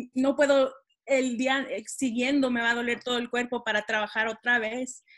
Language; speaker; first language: Spanish; early bilingual, heritage; Spanish